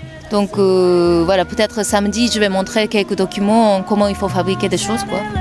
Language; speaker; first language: French; non-native, learner; Japanese